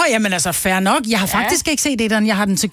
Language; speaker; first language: Danish; native; Danish